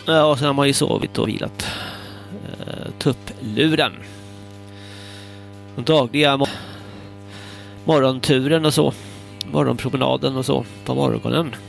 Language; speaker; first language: Swedish; native; Swedish